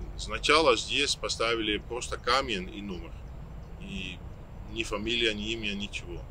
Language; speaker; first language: Russian; non-native, fluent; Dutch